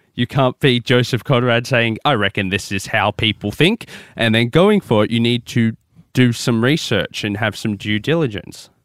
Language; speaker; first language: English; native; English